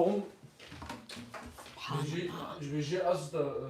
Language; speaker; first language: German; early bilingual, other home language; Kurdish